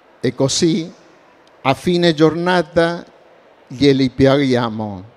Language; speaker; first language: Italian; non-native, learner; Spanish